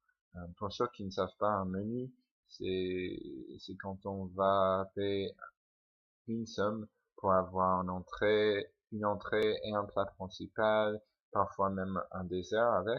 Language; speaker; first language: French; non-native, fluent; English